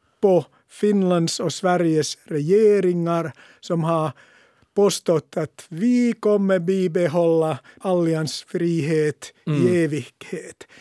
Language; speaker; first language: Swedish; non-native, local second language; Finnish